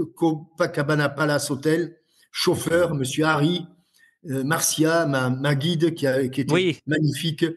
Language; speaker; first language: French; native; French